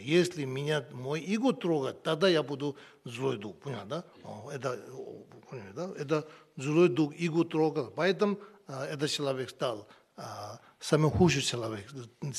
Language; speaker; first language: Russian; non-native, learner; Tibetan